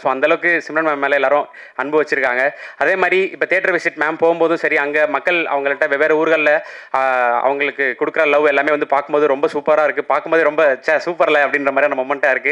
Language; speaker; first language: Tamil; native; Tamil